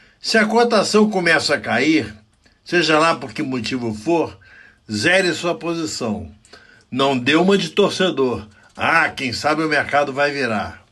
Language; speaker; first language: Portuguese; native; Portuguese